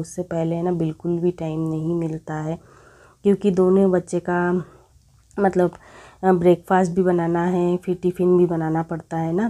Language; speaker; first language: Hindi; non-native, local second language; Bangla